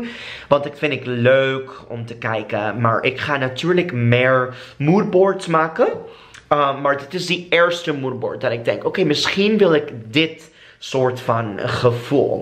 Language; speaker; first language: Dutch; non-native, fluent; English